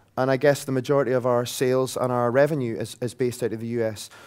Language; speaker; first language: English; native; English